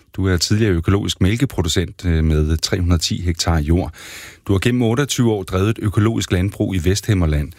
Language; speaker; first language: Danish; native; Danish